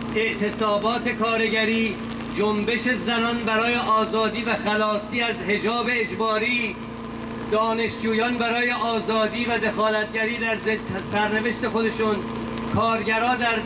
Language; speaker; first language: Persian; native; Persian